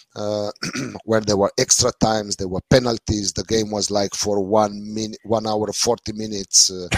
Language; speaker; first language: English; non-native, fluent; Slovenian